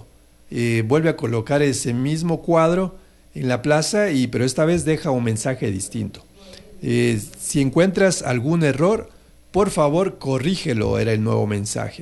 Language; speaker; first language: Spanish; native; Spanish